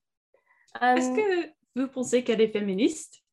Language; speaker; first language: French; non-native, learner; English